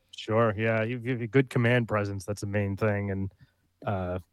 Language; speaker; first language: English; native; English